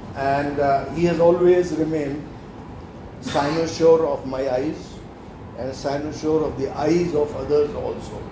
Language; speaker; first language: English; non-native, local second language; Urdu